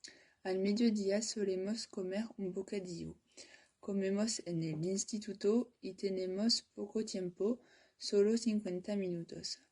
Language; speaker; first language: Spanish; non-native, learner; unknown